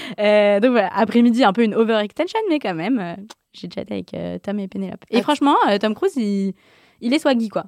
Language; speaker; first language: French; native; French